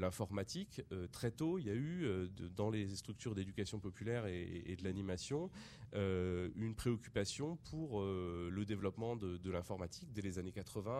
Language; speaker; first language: French; native; French